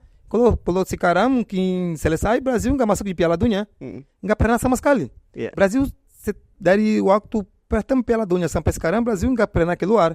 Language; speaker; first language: Indonesian; non-native, fluent; Portuguese